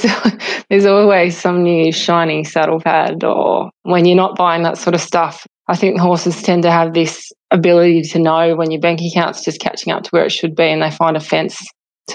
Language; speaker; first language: English; native; English